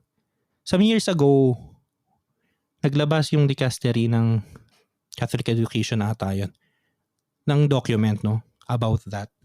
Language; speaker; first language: Filipino; native; Filipino